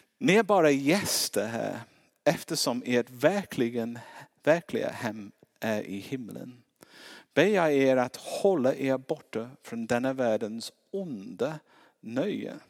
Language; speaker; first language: Swedish; non-native, fluent; English